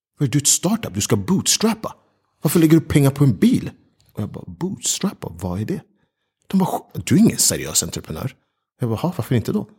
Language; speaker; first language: Swedish; early bilingual, other home language; Ganda